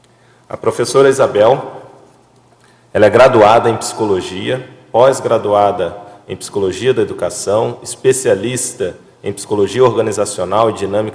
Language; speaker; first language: Portuguese; native; Portuguese